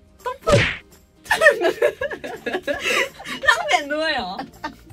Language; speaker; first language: Thai; non-native, learner; Korean